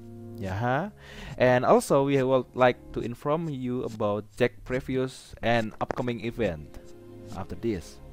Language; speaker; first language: English; non-native, learner; Indonesian